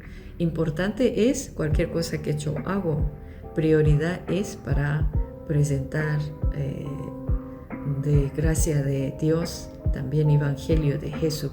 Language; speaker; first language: Spanish; non-native, local second language; Korean